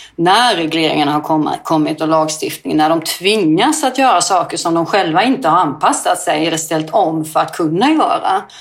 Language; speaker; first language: Swedish; native; Swedish